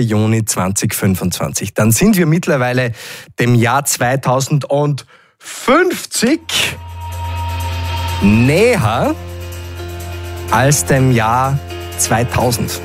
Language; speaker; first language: German; native; German